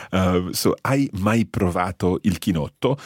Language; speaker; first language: Italian; non-native, fluent; English